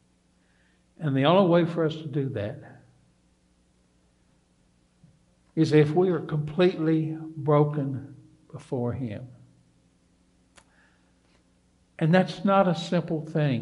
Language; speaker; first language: English; native; English